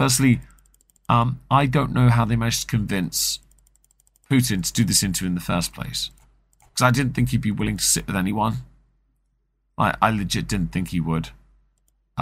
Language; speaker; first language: English; native; English